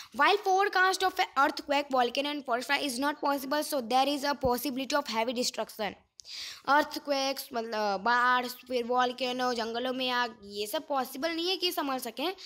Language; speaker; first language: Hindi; non-native, local second language; Gujarati